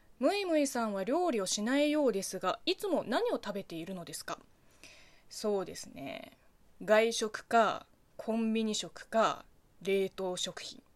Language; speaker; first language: Japanese; non-native, fluent; Chinese